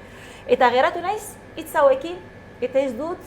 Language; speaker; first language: Basque; non-native, learner; Arabic